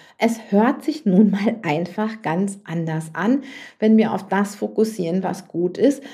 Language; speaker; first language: German; native; German